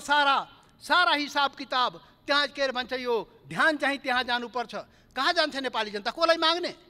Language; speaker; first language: Nepali; non-native, local second language; Maithili